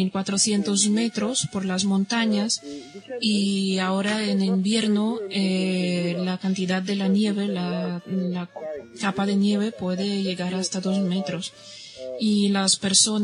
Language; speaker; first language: Spanish; non-native, fluent; Bosnian